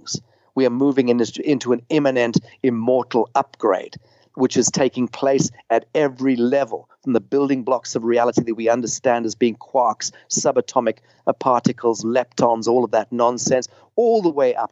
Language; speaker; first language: English; native; English